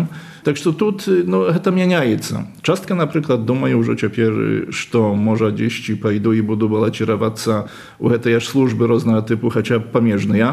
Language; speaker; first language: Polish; non-native, local second language; Belarusian